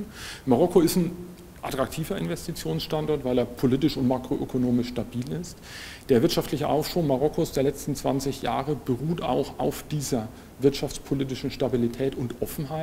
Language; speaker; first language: German; native; German